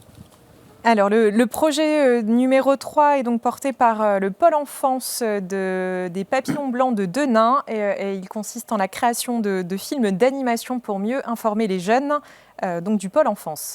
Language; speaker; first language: French; native; French